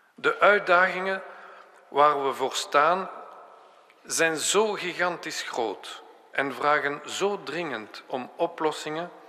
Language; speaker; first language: Dutch; non-native, local second language; French